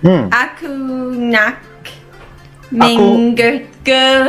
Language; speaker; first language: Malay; non-native, learner; English